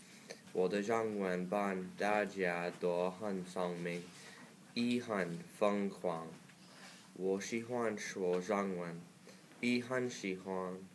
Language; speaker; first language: Chinese; non-native, learner; English